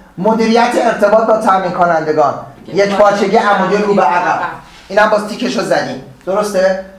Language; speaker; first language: Persian; native; Persian